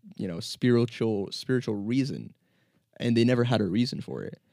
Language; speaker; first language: English; native; English